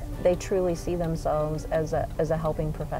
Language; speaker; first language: English; native; English